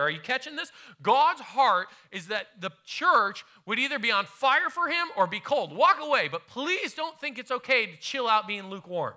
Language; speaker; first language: English; native; English